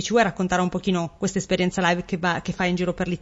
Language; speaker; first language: Italian; native; Italian